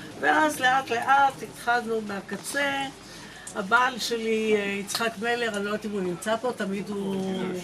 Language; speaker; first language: Hebrew; native; Hebrew